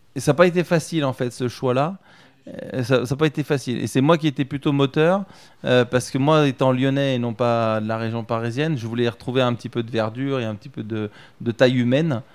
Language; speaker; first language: French; native; French